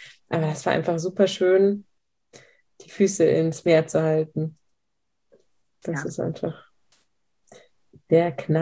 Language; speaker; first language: German; native; German